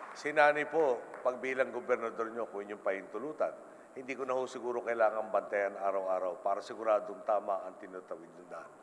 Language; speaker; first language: Filipino; native; Filipino